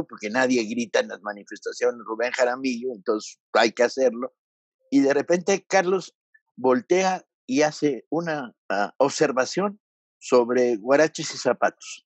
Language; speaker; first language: Spanish; native; Spanish